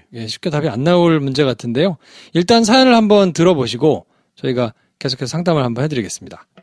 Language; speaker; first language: Korean; native; Korean